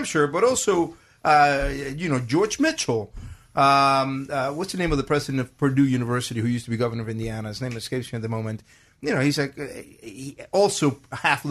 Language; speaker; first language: English; non-native, fluent; Spanish